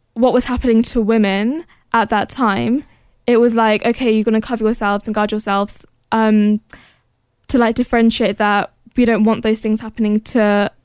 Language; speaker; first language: English; early bilingual, other home language; Arabic